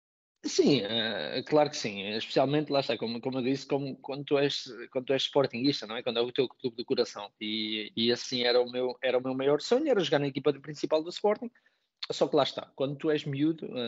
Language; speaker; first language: Portuguese; native; Portuguese